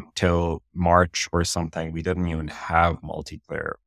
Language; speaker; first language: English; non-native, local second language; Urdu